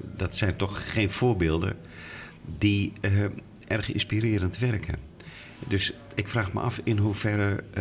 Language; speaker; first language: Dutch; native; Dutch